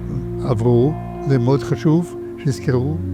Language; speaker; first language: Hebrew; non-native, fluent; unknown